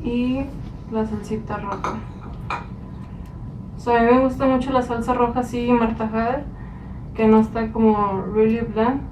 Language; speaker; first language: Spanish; early bilingual, other home language; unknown